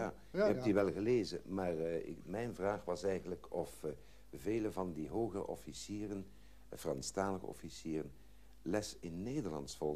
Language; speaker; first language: Dutch; native; Dutch